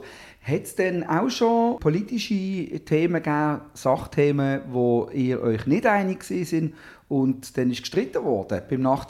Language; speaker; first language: German; native; German